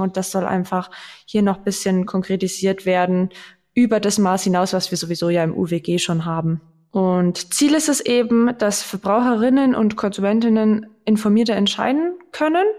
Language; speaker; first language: German; native; German